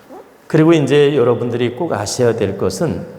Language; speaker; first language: Korean; native; Korean